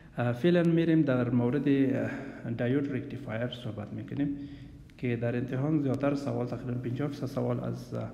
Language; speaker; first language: Persian; native; Persian